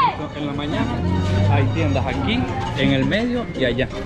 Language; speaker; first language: Spanish; native; Spanish